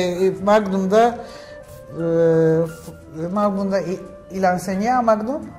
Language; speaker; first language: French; non-native, fluent; Turkish